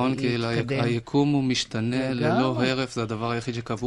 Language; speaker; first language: Hebrew; native; Hebrew